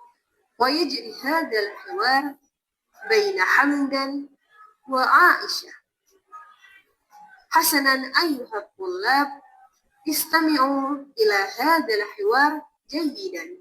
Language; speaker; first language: Arabic; non-native, fluent; Indonesian